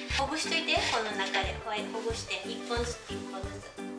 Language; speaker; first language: Japanese; native; Japanese